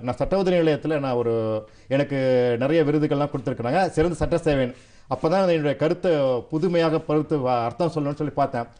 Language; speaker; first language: Tamil; non-native, local second language; Telugu